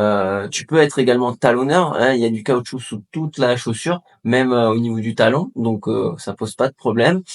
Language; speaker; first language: French; native; French